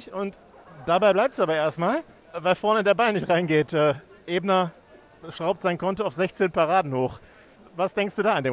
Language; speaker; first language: German; native; German